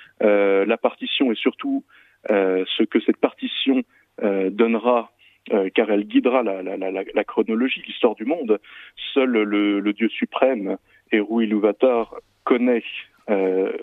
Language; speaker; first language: French; native; French